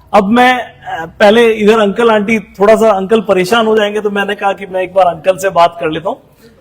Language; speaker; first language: Hindi; native; Hindi